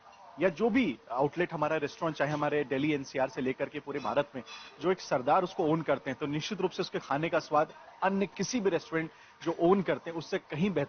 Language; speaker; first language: Hindi; native; Hindi